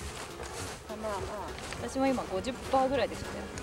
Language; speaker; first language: Japanese; native; Japanese